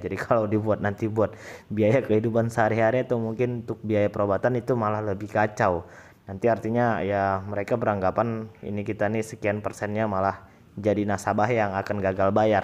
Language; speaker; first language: Indonesian; native; Indonesian